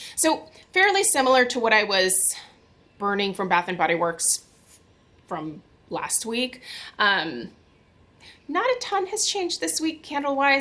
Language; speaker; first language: English; native; English